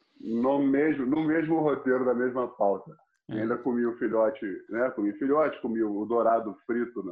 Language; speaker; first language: Portuguese; non-native, fluent; English